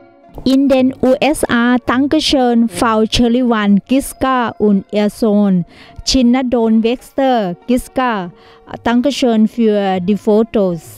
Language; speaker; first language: German; non-native, learner; Thai